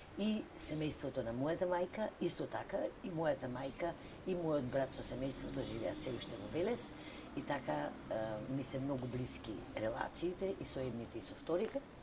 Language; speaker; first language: Macedonian; native; Macedonian